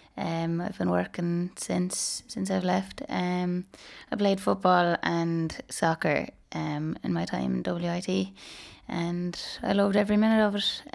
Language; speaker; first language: English; native; English